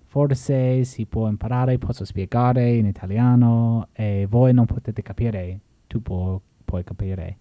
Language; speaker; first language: Italian; non-native, learner; English